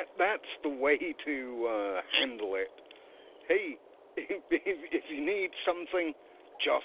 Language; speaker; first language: English; native; English